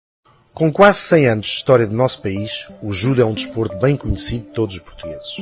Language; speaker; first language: Portuguese; native; Portuguese